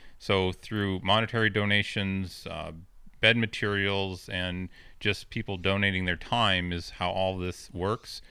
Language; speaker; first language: English; native; English